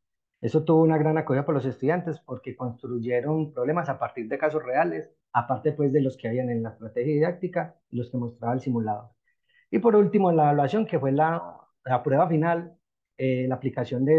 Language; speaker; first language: Spanish; native; Spanish